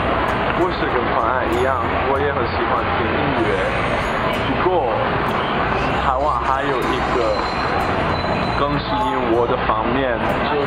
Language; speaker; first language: Chinese; non-native, fluent; English